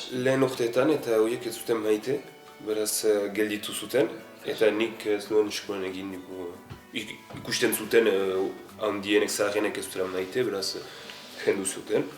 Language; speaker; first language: Basque; non-native, local second language; French